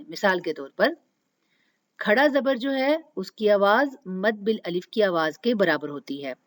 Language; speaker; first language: Urdu; native; Urdu